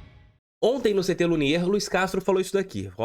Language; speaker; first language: Portuguese; native; Portuguese